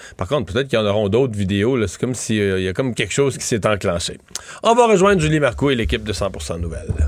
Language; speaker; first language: French; native; French